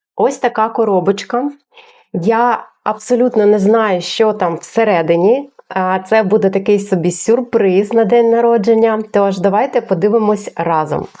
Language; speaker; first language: Ukrainian; non-native, local second language; Russian